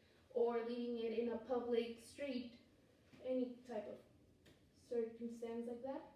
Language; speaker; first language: English; non-native, fluent; Spanish